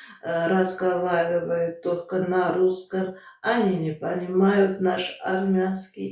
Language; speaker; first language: Russian; non-native, fluent; Armenian